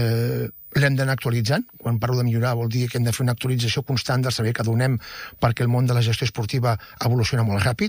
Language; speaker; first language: Catalan; native; Catalan